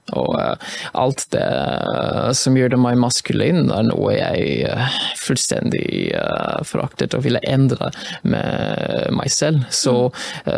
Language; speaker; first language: Norwegian; non-native, fluent; Polish